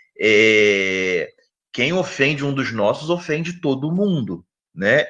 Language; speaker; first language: Portuguese; native; Portuguese